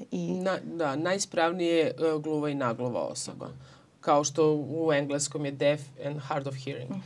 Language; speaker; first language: Serbian; native; Serbian